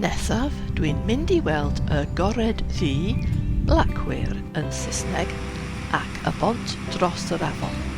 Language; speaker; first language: Welsh; non-native, fluent; English